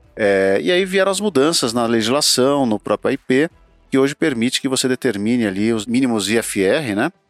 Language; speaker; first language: Portuguese; native; Portuguese